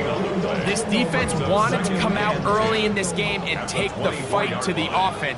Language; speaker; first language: English; native; English